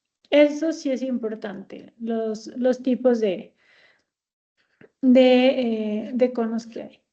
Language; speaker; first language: Spanish; native; Spanish